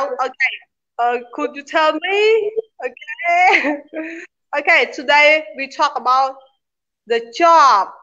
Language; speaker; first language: English; non-native, learner; Khmer